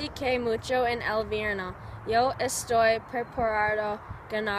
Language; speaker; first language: Spanish; non-native, learner; English